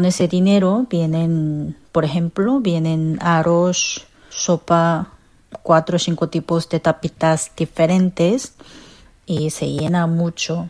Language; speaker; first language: Spanish; non-native, fluent; Korean